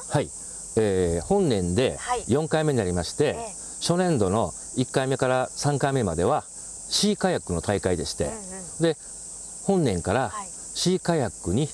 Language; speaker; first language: Japanese; native; Japanese